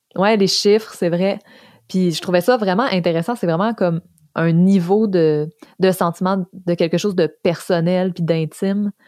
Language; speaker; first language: French; native; French